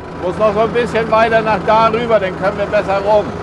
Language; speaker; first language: German; native; German